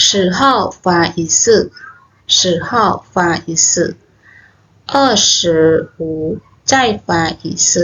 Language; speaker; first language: Chinese; non-native, fluent; Khmer